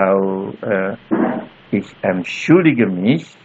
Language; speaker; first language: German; non-native, fluent; Indonesian